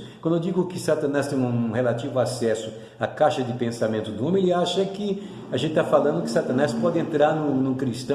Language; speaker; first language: Portuguese; native; Portuguese